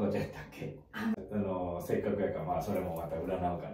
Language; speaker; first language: Japanese; native; Japanese